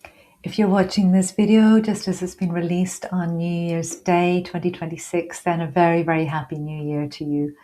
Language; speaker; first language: English; native; English